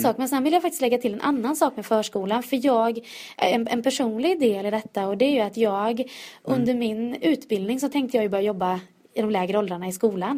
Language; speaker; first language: Swedish; native; Swedish